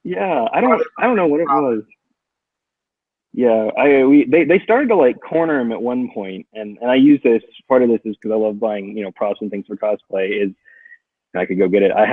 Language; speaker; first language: English; native; English